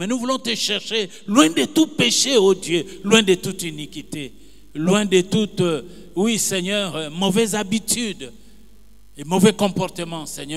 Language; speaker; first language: French; non-native, local second language; Lingala